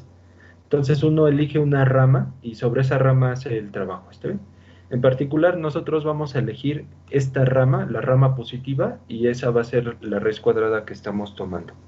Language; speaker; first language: Spanish; native; Spanish